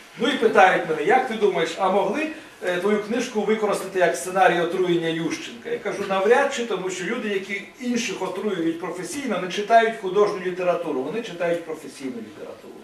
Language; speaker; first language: Ukrainian; non-native, local second language; Russian